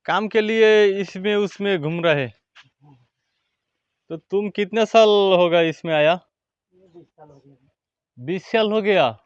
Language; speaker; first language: Hindi; non-native, learner; Bangla